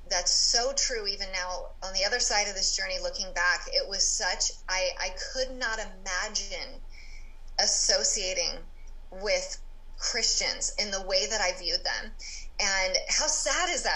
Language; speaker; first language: English; native; English